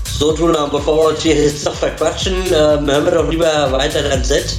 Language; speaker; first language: German; native; German